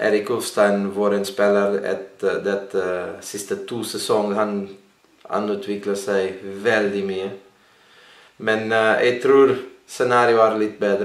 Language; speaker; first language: Norwegian; non-native, learner; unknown